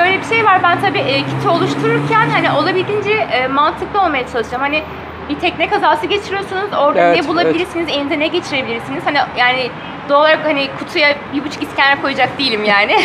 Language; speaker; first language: Turkish; native; Turkish